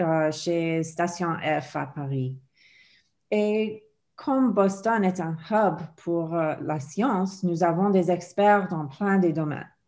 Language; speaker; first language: French; non-native, fluent; English